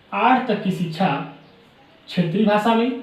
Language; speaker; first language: Hindi; native; Hindi